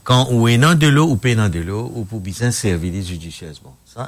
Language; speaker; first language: French; non-native, local second language; Morisyen